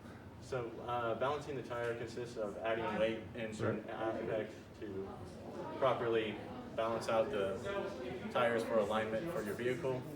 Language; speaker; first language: English; native; English